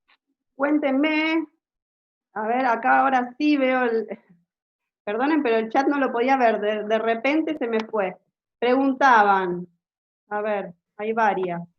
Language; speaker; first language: Spanish; native; Spanish